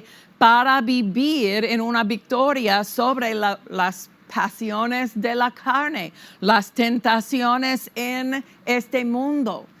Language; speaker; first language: Spanish; non-native, fluent; English